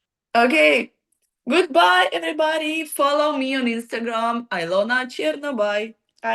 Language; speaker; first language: English; non-native, learner; Ukrainian